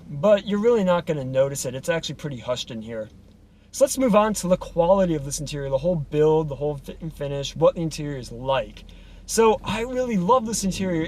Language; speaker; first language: English; native; English